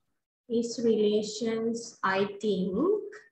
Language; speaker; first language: English; non-native, learner; Sinhala